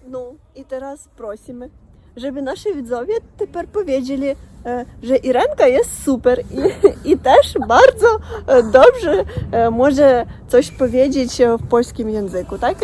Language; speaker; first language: Polish; non-native, learner; Russian